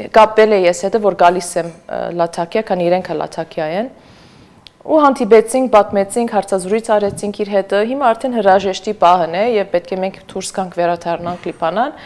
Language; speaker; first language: Armenian; native; Armenian